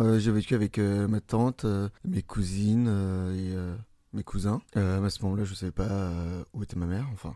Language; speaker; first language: French; early bilingual, other home language; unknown